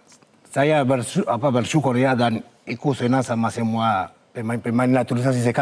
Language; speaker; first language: Indonesian; non-native, fluent; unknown